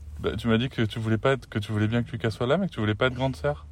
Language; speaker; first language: French; native; French